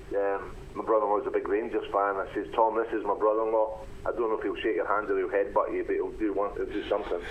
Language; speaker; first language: English; native; English